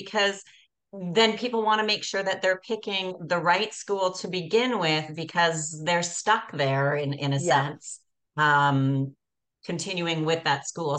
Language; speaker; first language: English; native; English